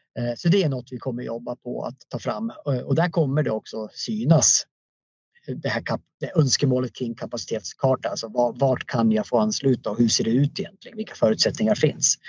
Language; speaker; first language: Swedish; native; Swedish